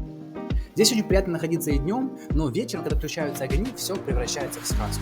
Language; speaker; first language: Russian; native; Russian